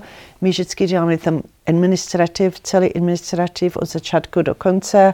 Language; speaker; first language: Czech; non-native, learner; English